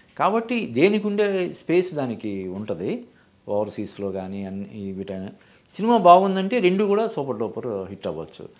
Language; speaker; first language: Telugu; native; Telugu